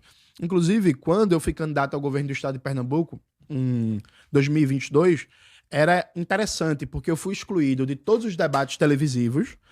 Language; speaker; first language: Portuguese; native; Portuguese